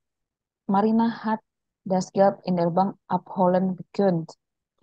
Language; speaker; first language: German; non-native, fluent; Indonesian